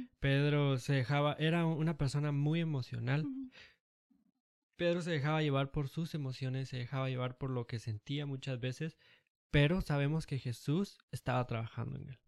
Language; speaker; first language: Spanish; native; Spanish